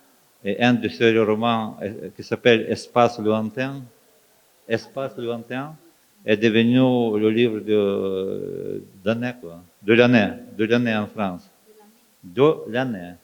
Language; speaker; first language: French; non-native, fluent; Ukrainian